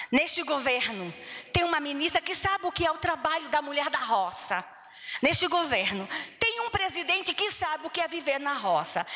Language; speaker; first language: Portuguese; native; Portuguese